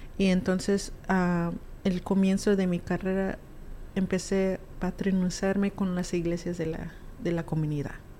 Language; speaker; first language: Spanish; early bilingual, heritage; Spanish